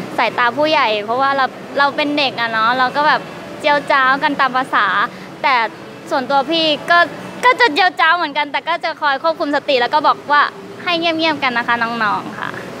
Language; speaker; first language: Thai; native; Thai